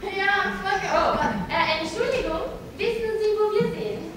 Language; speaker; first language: German; non-native, learner; Italian